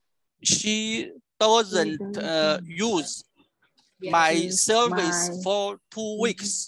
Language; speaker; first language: English; non-native, learner; Vietnamese